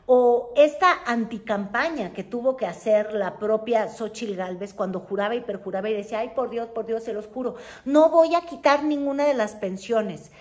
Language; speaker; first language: Spanish; native; Spanish